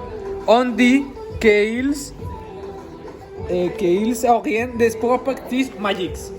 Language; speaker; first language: French; non-native, learner; Spanish